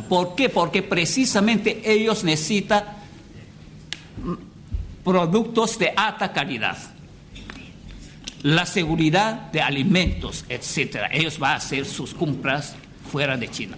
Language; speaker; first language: Spanish; non-native, fluent; Chinese